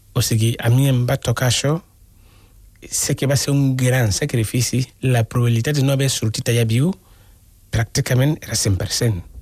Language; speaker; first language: Catalan; non-native, fluent; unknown